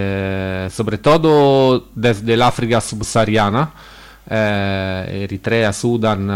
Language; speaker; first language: Spanish; non-native, learner; Italian